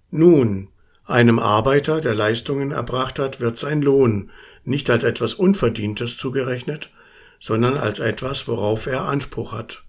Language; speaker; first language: German; native; German